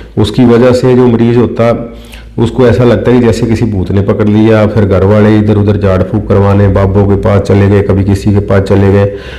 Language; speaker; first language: Hindi; non-native, local second language; Punjabi